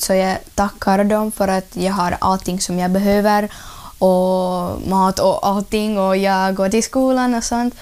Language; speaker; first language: Swedish; non-native, learner; Russian